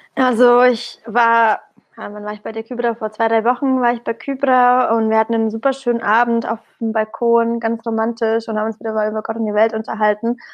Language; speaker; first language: German; early bilingual, other home language; Arabic